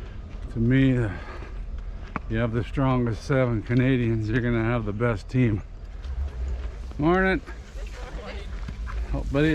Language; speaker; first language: English; native; English